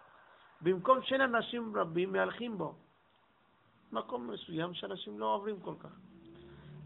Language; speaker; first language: Hebrew; non-native, fluent; English